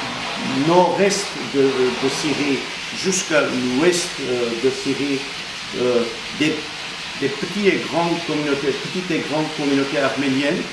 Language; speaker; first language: French; non-native, fluent; Armenian